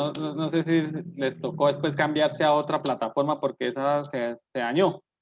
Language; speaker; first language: Spanish; native; Spanish